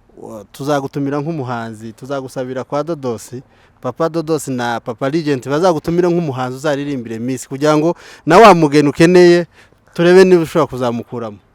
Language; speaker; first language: Kinyarwanda; native; Kinyarwanda